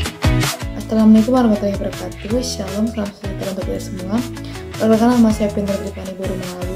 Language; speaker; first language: Indonesian; native; Indonesian